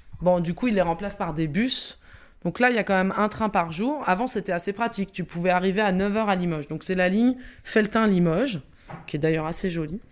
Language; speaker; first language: French; native; French